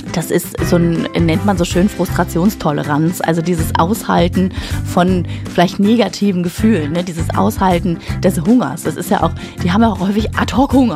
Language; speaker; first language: German; native; German